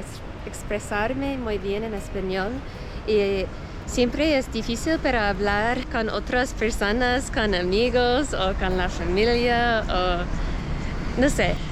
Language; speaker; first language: Spanish; non-native, learner; English